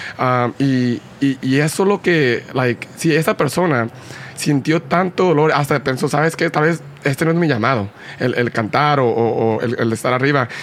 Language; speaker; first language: Spanish; early bilingual, heritage; Spanish